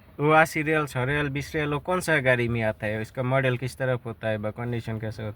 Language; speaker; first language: Hindi; non-native, fluent; Bangla